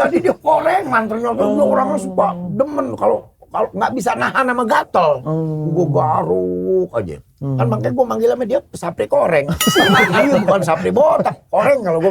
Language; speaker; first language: Indonesian; native; Indonesian